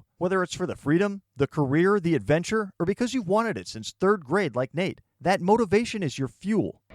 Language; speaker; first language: English; native; English